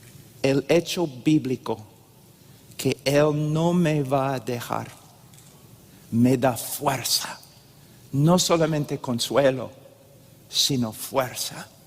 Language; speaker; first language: Spanish; non-native, fluent; English